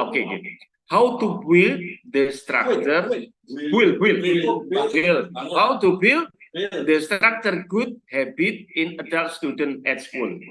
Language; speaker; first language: English; non-native, learner; Indonesian